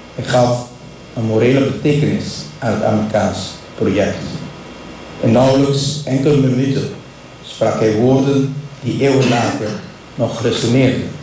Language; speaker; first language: Dutch; non-native, local second language; Papiamento